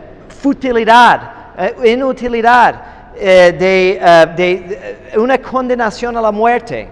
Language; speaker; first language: Spanish; non-native, fluent; English